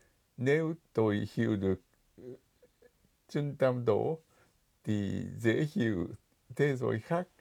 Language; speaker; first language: Vietnamese; non-native, fluent; Japanese